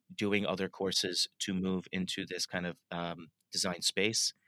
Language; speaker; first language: English; native; English